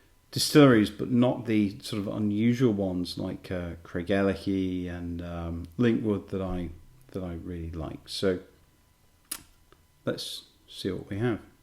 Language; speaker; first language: English; native; English